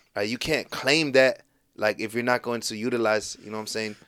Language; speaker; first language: English; native; English